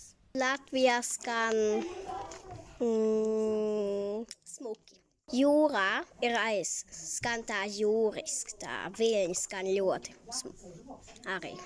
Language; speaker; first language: Latvian; early bilingual, heritage; Latvian